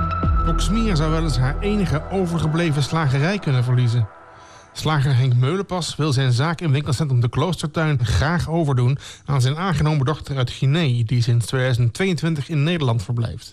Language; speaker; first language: Dutch; native; Dutch